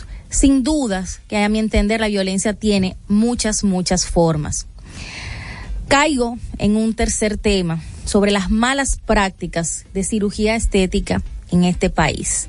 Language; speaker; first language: Spanish; native; Spanish